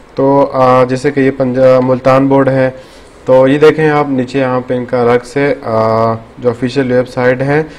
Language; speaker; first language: Urdu; native; Urdu